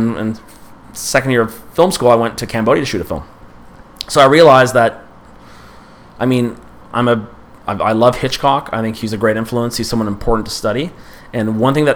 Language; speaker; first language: English; native; English